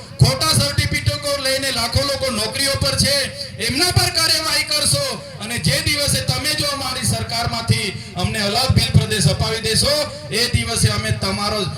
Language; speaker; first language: Gujarati; non-native, local second language; Vasavi